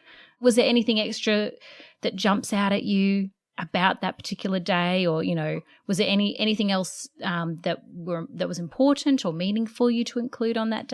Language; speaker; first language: English; native; English